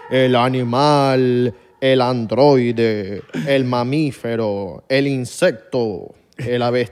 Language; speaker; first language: Spanish; native; Spanish